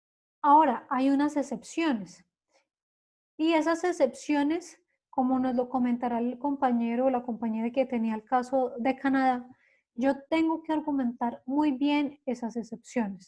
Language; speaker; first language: Spanish; native; Spanish